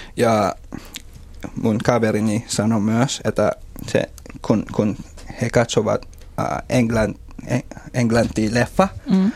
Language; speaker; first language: Finnish; non-native, learner; Filipino